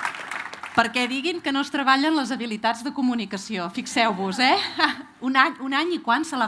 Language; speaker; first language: Catalan; native; Catalan